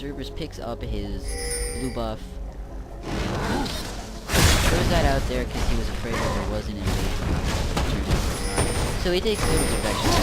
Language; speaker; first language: English; native; English